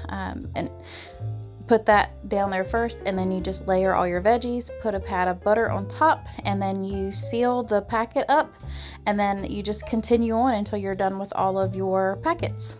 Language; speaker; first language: English; native; English